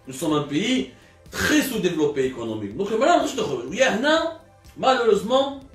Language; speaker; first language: French; non-native, local second language; Arabic